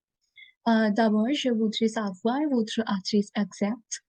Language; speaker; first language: French; non-native, learner; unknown